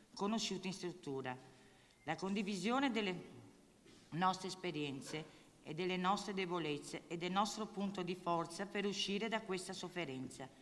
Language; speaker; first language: Italian; native; Italian